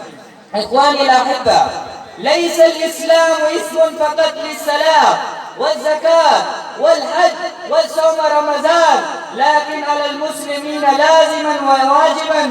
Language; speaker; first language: Arabic; non-native, learner; Urdu